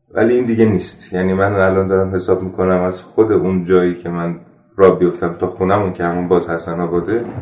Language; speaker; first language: Persian; non-native, local second language; Armenian